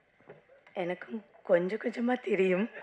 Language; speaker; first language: Tamil; non-native, learner; Malayalam